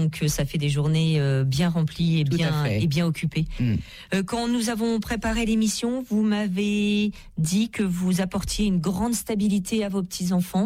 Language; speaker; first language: French; native; French